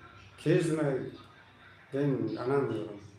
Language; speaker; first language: Turkish; non-native, learner; Tajik